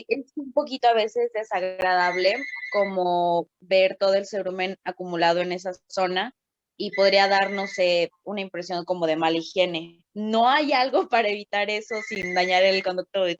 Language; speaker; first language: Spanish; native; Spanish